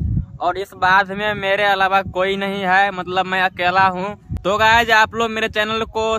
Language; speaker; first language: Hindi; non-native, local second language; Maithili